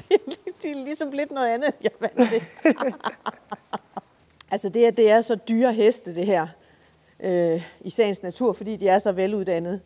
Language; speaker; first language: Danish; native; Danish